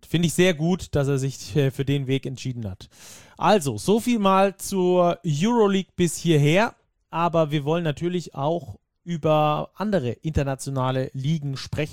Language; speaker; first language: German; native; German